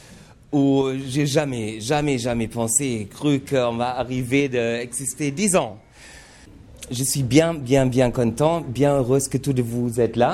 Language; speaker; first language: French; non-native, learner; German